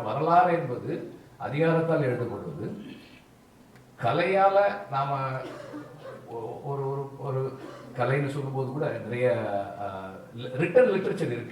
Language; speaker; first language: Tamil; native; Tamil